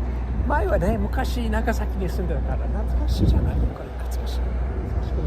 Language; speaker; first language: Japanese; non-native, learner; English